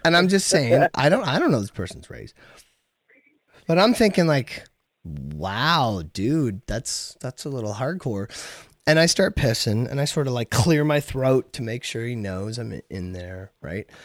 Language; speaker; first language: English; native; English